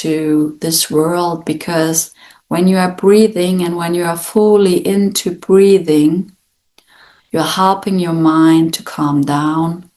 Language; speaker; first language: English; non-native, fluent; German